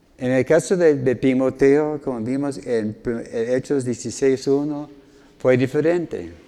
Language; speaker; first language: Spanish; non-native, fluent; English